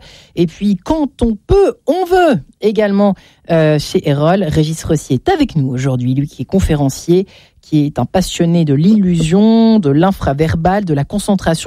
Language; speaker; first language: French; native; French